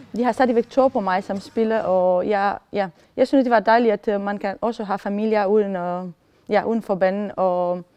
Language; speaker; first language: Danish; non-native, fluent; Romanian